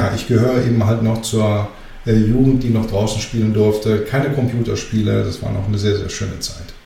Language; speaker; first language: German; early bilingual, other home language; Greek